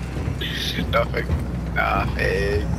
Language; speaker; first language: English; native; English